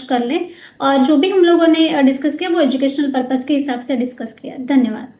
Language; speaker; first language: Hindi; native; Hindi